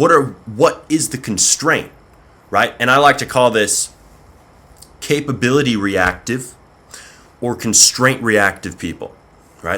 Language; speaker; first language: English; native; English